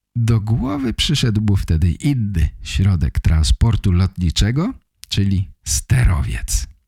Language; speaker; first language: Polish; native; Polish